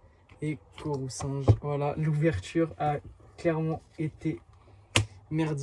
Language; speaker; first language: French; native; French